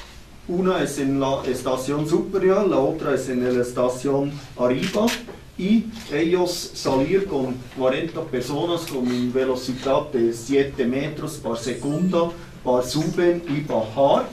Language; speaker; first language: Spanish; non-native, learner; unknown